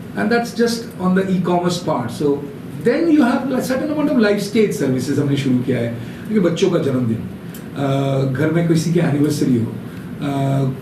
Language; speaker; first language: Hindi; non-native, local second language; Bangla